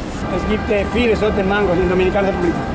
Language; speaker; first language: German; non-native, learner; Spanish